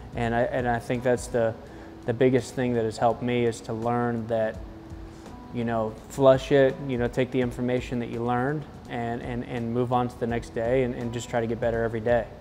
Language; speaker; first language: English; native; English